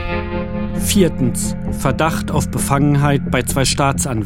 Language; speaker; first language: German; native; German